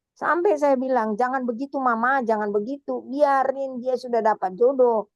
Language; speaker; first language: Indonesian; native; Indonesian